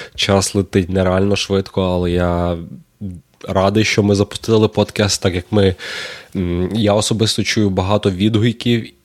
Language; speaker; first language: Ukrainian; native; Ukrainian